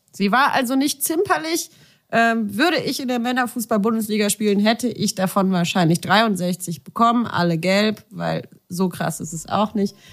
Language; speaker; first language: German; native; German